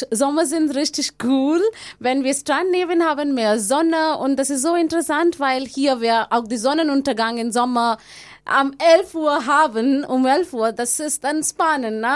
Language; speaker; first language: German; non-native, learner; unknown